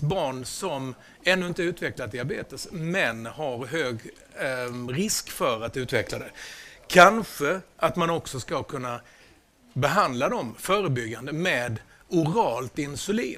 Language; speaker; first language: Swedish; native; Swedish